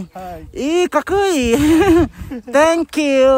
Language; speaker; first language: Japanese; non-native, learner; Filipino